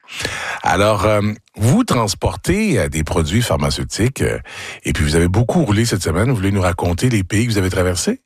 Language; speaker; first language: French; native; French